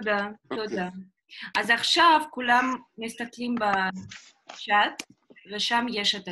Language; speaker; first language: Hebrew; non-native, fluent; Russian